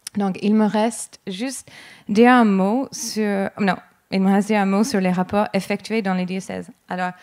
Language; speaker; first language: French; non-native, fluent; English